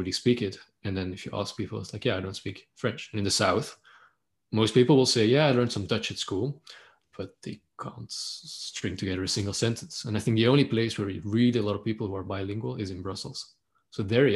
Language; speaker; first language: English; non-native, fluent; Dutch